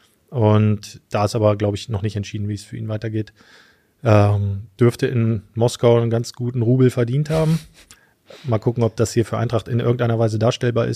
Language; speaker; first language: German; native; German